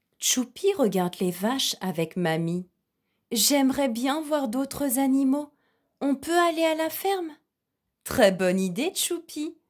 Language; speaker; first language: French; native; French